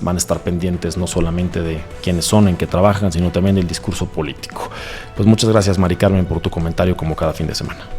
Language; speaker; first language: Spanish; native; Spanish